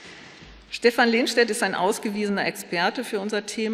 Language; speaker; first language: German; native; German